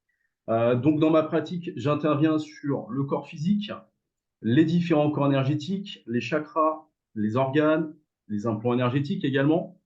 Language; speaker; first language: French; native; French